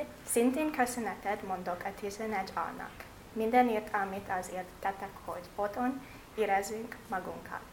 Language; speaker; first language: Hungarian; non-native, learner; English